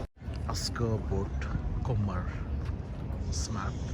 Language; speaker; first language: Norwegian; non-native, learner; Bangla